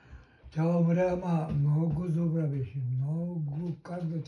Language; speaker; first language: Bulgarian; non-native, local second language; Turkish